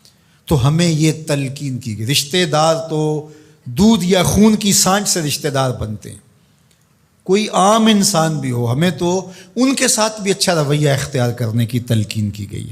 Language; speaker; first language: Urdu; non-native, local second language; Punjabi